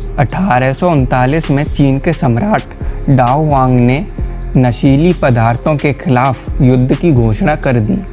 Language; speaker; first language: Hindi; native; Hindi